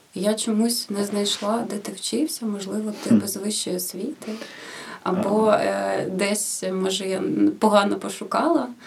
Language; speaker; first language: Ukrainian; native; Ukrainian